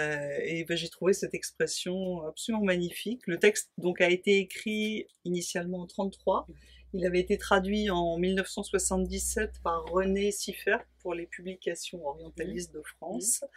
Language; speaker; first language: French; native; French